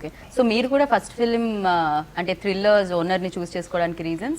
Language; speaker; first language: Telugu; native; Telugu